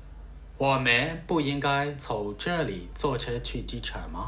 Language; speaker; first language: Chinese; non-native, fluent; Burmese